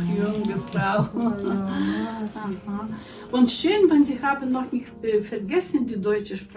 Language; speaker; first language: German; non-native, learner; Lithuanian